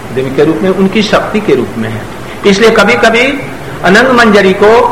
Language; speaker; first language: Hindi; non-native, local second language; Bangla